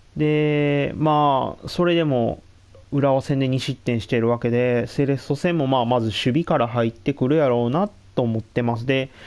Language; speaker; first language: Japanese; native; Japanese